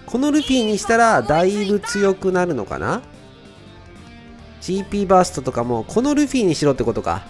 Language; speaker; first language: Japanese; native; Japanese